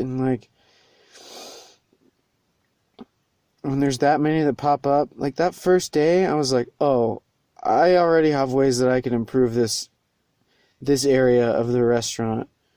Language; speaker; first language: English; native; English